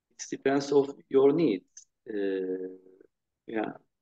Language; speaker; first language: English; non-native, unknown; Turkish